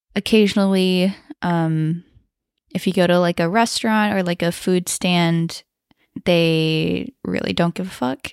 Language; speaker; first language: English; early bilingual, other home language; Chinese